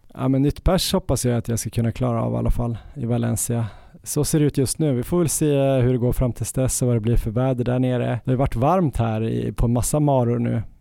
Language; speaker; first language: Swedish; native; Swedish